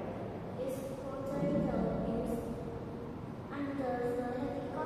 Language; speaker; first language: English; non-native, learner; Vietnamese